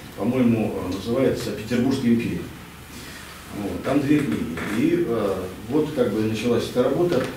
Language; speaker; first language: Russian; native; Russian